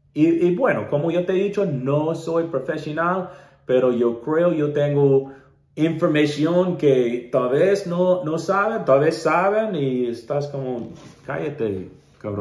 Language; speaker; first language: Spanish; non-native, learner; English